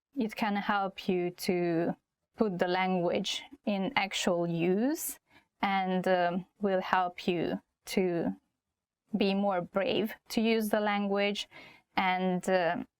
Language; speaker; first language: English; non-native, fluent; Hungarian